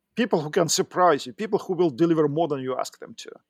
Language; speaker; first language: English; non-native, fluent; Russian